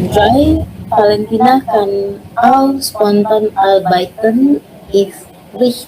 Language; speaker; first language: German; non-native, learner; Indonesian